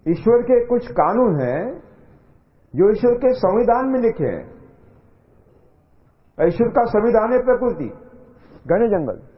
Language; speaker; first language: Hindi; non-native, local second language; Marathi